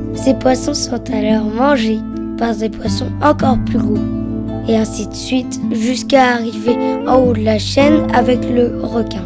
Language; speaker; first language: French; native; French